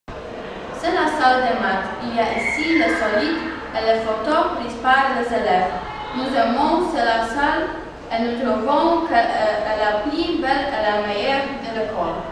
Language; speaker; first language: French; non-native, learner; Polish